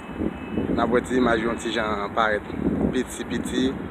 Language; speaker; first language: French; non-native, learner; Haitian Creole